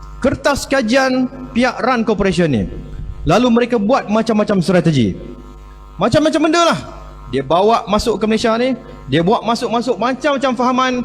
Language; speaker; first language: Malay; native; Malay